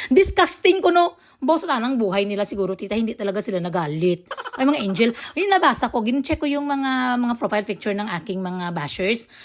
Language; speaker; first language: Filipino; non-native, local second language; Hiligaynon